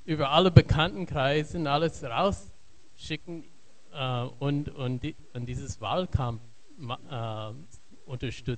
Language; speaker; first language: German; non-native, learner; English